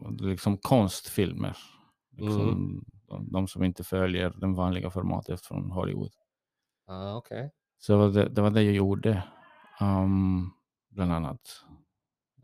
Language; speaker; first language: Swedish; early bilingual, heritage; English